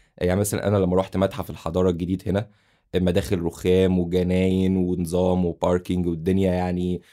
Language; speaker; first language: Arabic; native; Arabic